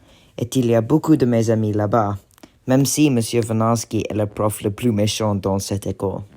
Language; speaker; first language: French; non-native, learner; English